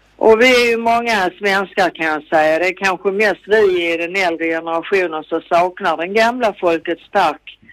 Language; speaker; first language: Swedish; native; Swedish